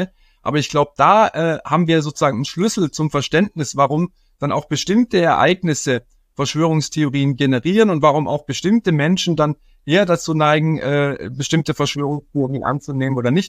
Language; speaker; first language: German; native; German